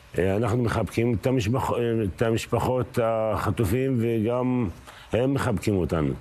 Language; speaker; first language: Hebrew; non-native, local second language; Arabic